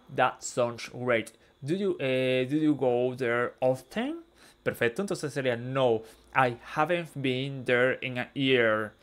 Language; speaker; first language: English; non-native, learner; Spanish